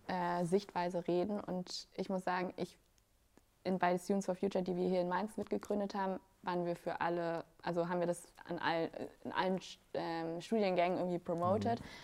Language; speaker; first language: German; native; German